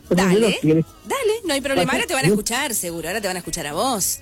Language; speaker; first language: Spanish; native; Spanish